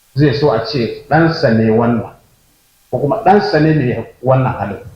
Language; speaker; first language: Hausa; native; Hausa